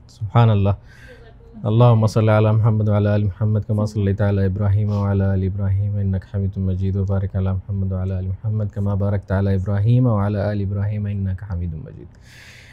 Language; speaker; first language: Urdu; native; Urdu